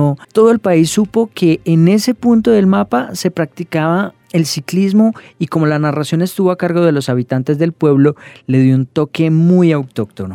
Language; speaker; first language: Spanish; native; Spanish